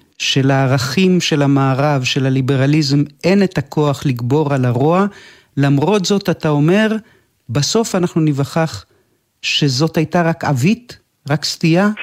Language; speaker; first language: Hebrew; native; Hebrew